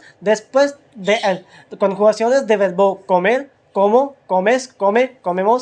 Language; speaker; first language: Spanish; non-native, learner; Hindi